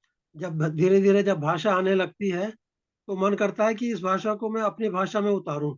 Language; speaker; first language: Hindi; native; Hindi